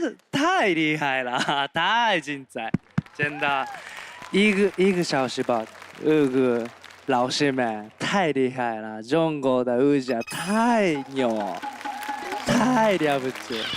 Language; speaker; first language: Chinese; non-native, learner; Japanese